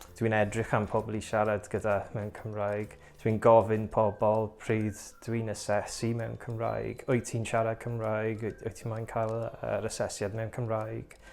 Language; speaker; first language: Welsh; non-native, local second language; English